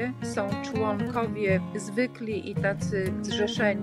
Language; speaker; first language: Polish; native; Polish